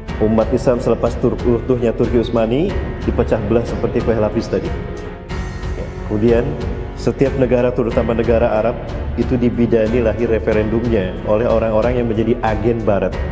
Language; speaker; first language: Indonesian; native; Indonesian